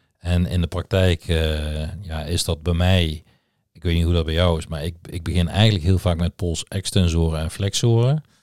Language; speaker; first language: Dutch; native; Dutch